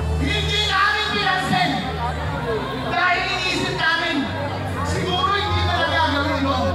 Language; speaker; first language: Filipino; non-native, local second language; Iloko